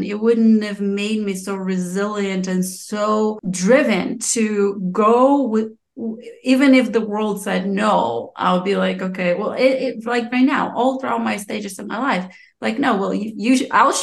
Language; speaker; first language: English; non-native, fluent; Romanian